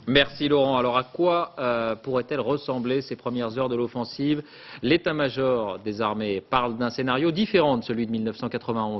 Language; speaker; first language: French; native; French